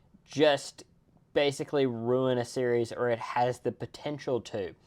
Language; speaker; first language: English; native; English